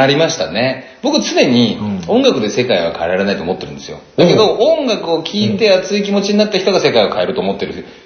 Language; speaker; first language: Japanese; native; Japanese